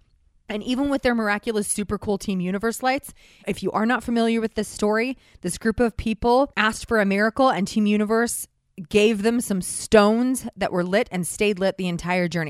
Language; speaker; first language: English; native; English